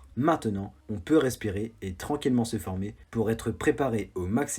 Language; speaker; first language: French; native; French